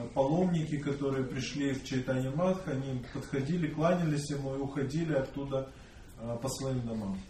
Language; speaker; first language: Russian; native; Russian